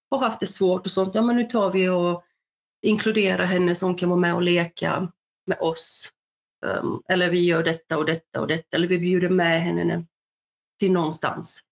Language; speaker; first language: Swedish; early bilingual, other home language; Bosnian